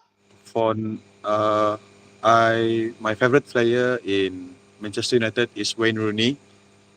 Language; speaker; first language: English; non-native, learner; Malay